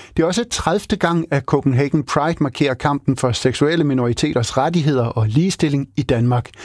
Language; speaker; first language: Danish; native; Danish